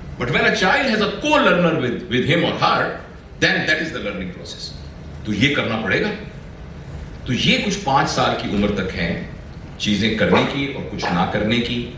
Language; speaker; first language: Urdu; non-native, local second language; Punjabi